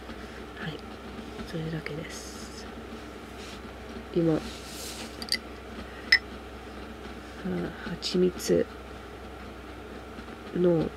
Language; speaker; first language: Japanese; non-native, fluent; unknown